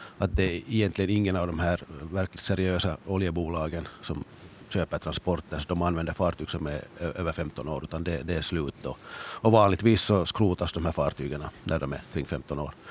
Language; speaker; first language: Swedish; native; Swedish